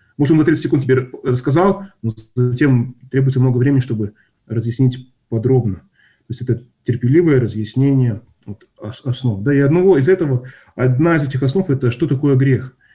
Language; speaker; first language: Russian; non-native, local second language; Kazakh